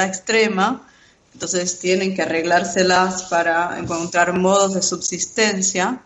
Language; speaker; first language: Spanish; non-native, fluent; Portuguese